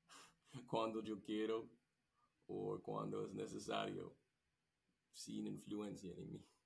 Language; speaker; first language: Spanish; non-native, learner; English